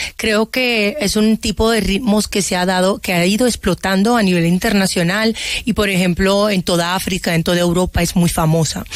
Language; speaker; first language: Spanish; early bilingual, other home language; Haitian Creole